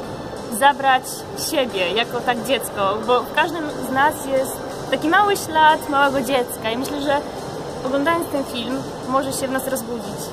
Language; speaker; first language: Polish; native; Polish